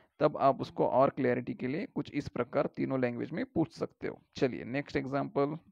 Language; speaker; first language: Hindi; native; Hindi